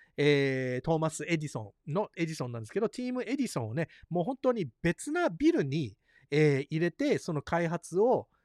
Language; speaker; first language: Japanese; early bilingual, heritage; Japanese